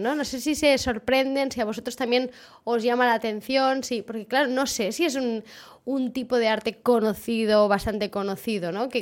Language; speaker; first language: Spanish; non-native, local second language; Catalan